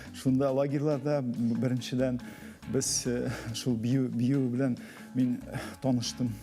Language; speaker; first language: Tatar; native; Tatar